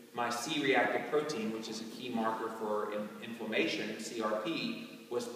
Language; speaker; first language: English; native; English